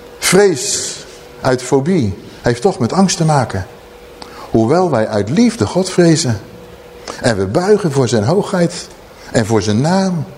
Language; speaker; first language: Dutch; native; Dutch